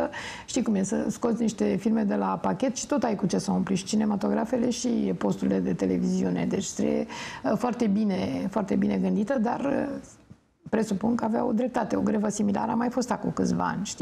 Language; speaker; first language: Romanian; native; Romanian